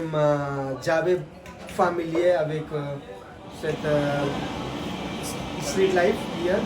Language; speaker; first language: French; non-native, learner; Hindi